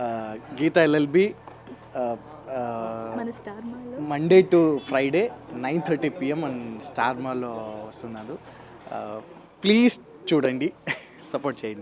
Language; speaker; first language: Telugu; non-native, learner; Kannada